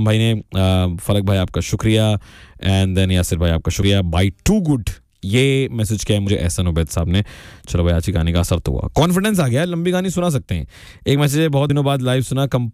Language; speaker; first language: Hindi; native; Hindi